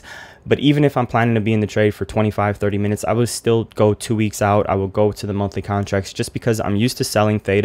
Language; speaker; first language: English; native; English